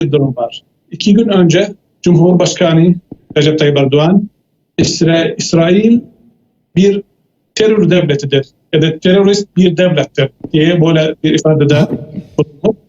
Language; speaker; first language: Turkish; non-native, fluent; Arabic